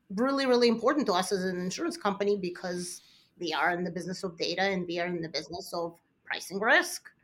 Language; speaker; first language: English; early bilingual, other home language; Russian